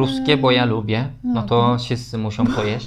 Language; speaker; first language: Polish; non-native, learner; Turkish